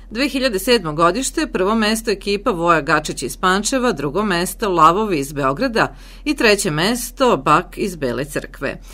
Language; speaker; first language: Serbian; native; Serbian